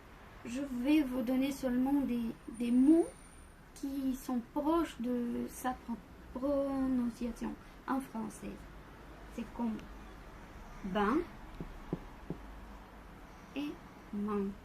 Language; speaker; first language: French; non-native, fluent; Bulgarian